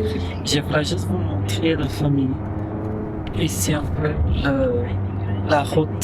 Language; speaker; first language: French; non-native, fluent; Portuguese